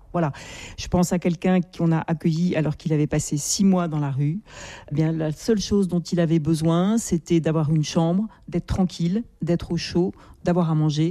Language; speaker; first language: French; native; French